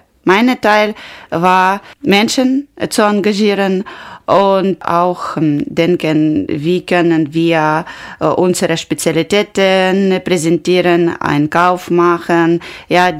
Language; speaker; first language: German; non-native, learner; Ukrainian